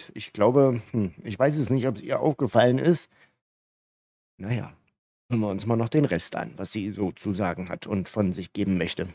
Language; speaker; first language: German; native; German